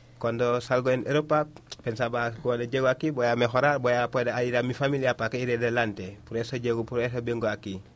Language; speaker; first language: Spanish; non-native, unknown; Wolof